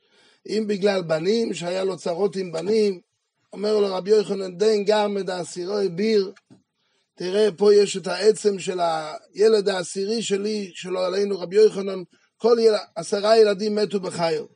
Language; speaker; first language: Hebrew; non-native, fluent; French